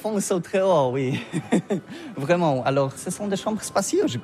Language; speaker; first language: French; non-native, learner; Polish